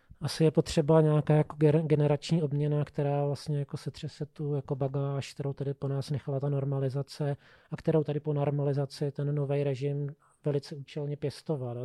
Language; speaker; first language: Czech; native; Czech